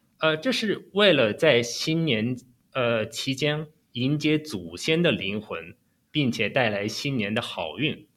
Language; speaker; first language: Chinese; non-native, fluent; Japanese